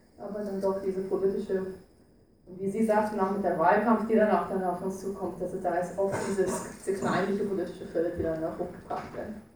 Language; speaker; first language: German; non-native, fluent; English